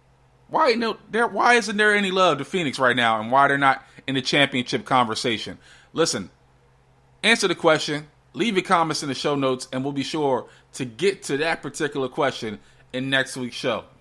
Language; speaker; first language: English; native; English